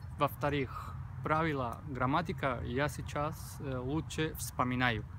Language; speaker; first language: Russian; non-native, learner; Spanish